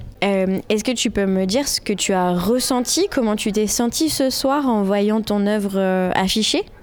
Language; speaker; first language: French; native; French